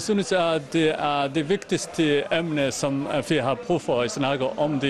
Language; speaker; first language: Danish; non-native, fluent; Somali